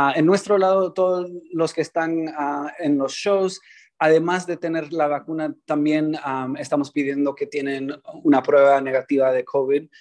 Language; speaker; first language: Spanish; early bilingual, heritage; Spanish